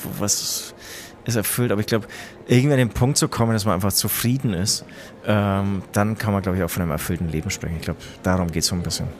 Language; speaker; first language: German; native; German